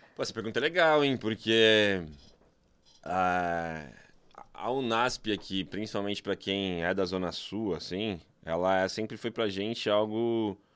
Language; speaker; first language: Portuguese; native; Portuguese